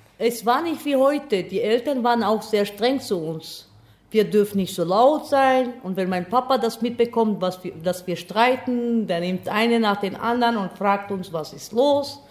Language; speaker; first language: German; non-native, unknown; Serbian